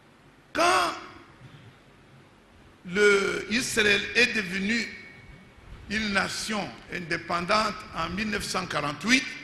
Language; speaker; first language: French; non-native, local second language; Luba-Lulua